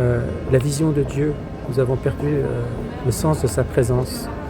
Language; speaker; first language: French; native; French